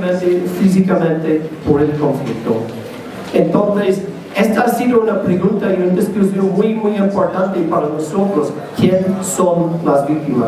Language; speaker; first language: Spanish; non-native, learner; English